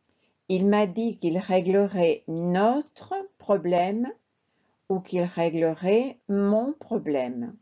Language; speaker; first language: French; non-native, fluent; Spanish